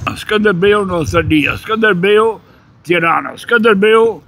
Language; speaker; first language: Italian; non-native, learner; Albanian